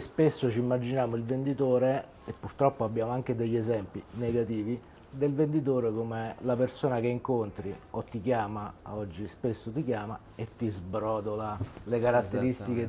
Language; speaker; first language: Italian; native; Italian